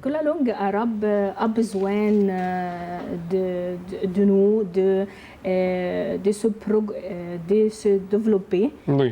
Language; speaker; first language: French; non-native, learner; Arabic